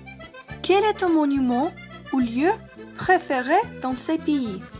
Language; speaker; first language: French; non-native, learner; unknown